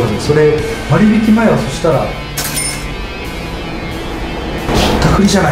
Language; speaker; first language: Japanese; native; Japanese